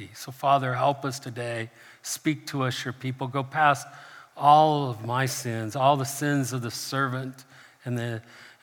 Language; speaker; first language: English; native; English